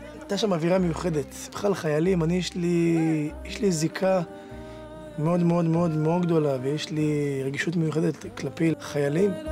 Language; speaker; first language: Hebrew; native; Hebrew